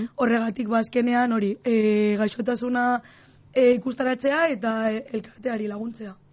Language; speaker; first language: Basque; non-native, local second language; Spanish